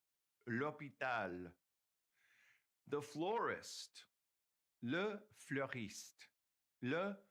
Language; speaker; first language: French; non-native, fluent; English